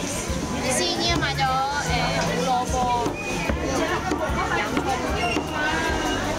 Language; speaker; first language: Chinese; non-native, local second language; Cantonese